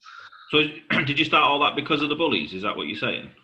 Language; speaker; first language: English; native; English